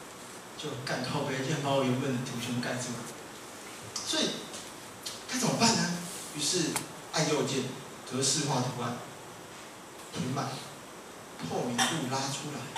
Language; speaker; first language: Chinese; native; Chinese